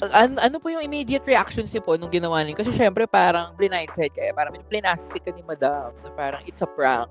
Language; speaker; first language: Filipino; native; Filipino